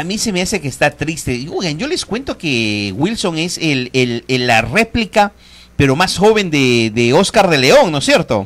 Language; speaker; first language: Spanish; native; Spanish